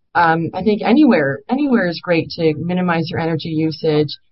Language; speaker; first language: English; native; English